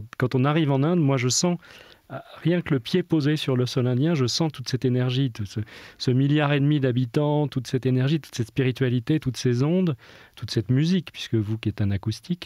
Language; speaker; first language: French; native; French